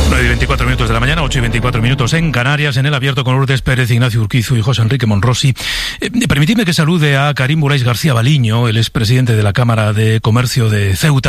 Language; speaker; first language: Spanish; native; Spanish